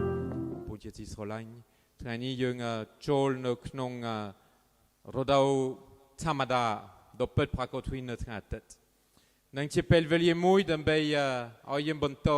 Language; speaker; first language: Khmer; non-native, fluent; French